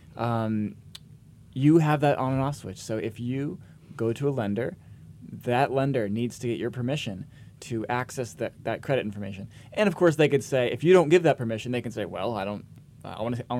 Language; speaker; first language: English; native; English